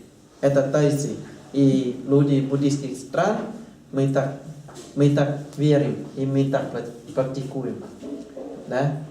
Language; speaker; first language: Russian; non-native, learner; Thai